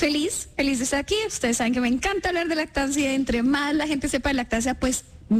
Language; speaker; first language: Spanish; native; Spanish